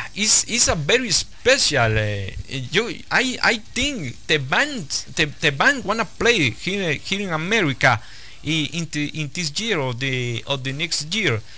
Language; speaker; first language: English; non-native, learner; Spanish